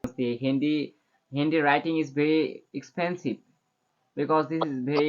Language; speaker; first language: English; non-native, learner; Bangla